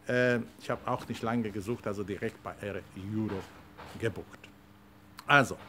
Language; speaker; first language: German; non-native, fluent; Polish